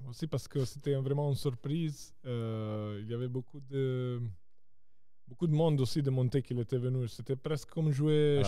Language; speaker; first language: French; non-native, local second language; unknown